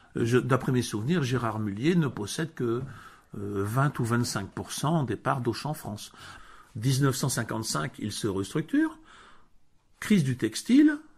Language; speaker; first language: French; native; French